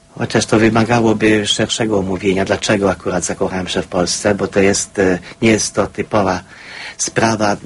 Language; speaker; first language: Polish; non-native, fluent; Hungarian